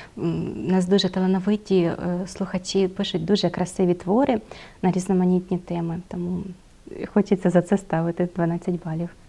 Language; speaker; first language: Ukrainian; native; Ukrainian